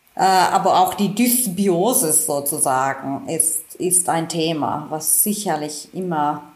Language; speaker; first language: German; non-native, fluent; Finnish